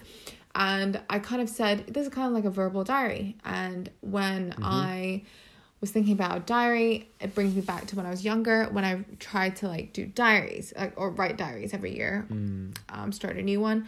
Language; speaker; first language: English; non-native, local second language; Cantonese